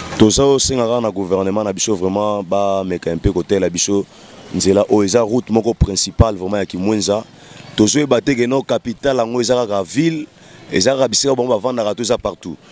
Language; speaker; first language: Lingala; native; Lingala